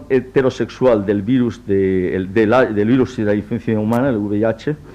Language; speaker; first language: Spanish; native; Spanish